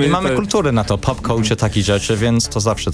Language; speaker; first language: Polish; non-native, learner; English